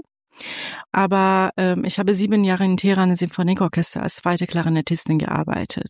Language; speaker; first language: German; non-native, fluent; Persian